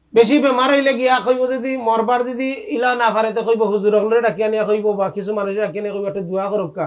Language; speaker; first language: Bangla; native; Bangla